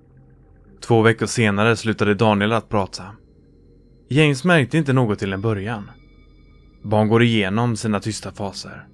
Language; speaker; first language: Swedish; native; Swedish